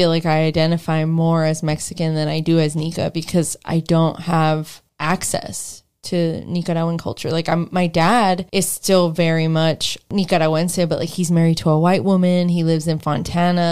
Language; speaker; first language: English; native; English